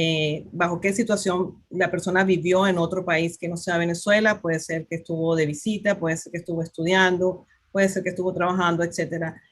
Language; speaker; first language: Spanish; native; Spanish